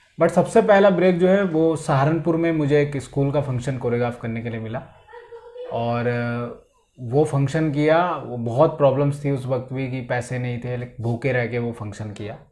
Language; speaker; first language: Hindi; native; Hindi